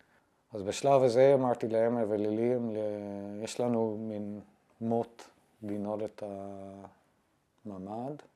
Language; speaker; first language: Hebrew; non-native, fluent; English